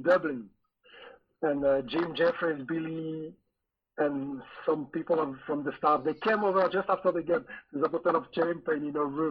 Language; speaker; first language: English; non-native, fluent; French